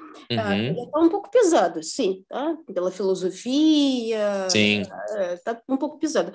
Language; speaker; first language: Portuguese; non-native, fluent; Russian